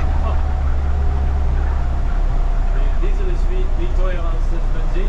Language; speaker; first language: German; non-native, learner; Dutch